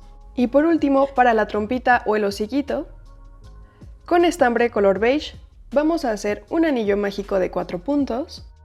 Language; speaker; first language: Spanish; native; Spanish